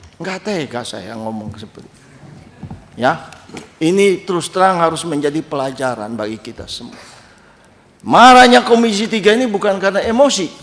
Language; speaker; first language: Indonesian; native; Indonesian